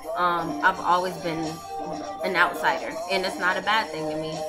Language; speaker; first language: English; native; English